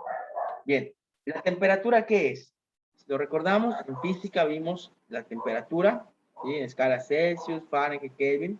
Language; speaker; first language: Spanish; native; Spanish